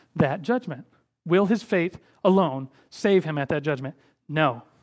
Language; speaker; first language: English; native; English